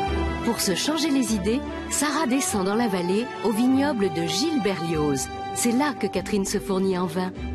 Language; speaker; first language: French; native; French